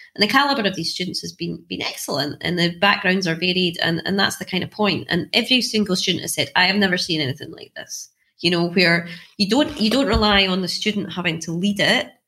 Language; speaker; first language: English; native; English